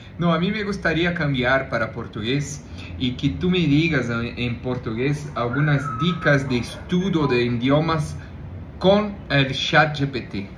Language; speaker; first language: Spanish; non-native, learner; Portuguese